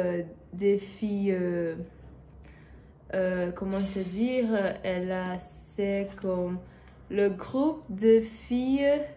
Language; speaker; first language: French; non-native, learner; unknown